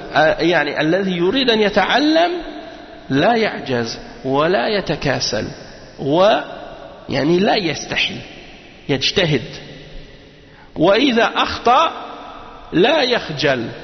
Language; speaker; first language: Arabic; non-native, fluent; French